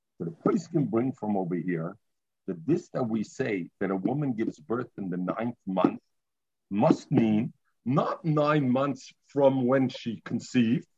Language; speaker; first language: English; native; English